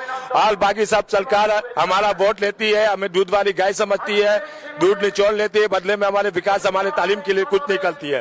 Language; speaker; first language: Hindi; native; Hindi